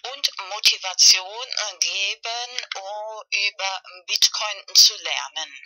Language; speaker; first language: German; non-native, learner; Spanish